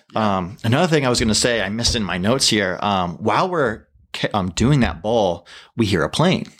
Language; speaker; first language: English; native; English